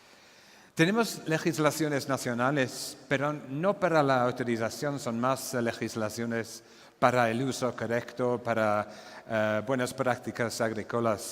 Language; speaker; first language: Spanish; non-native, fluent; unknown